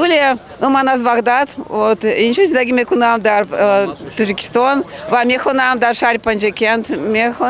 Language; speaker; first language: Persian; non-native, learner; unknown